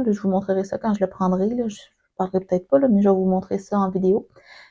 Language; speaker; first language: French; native; French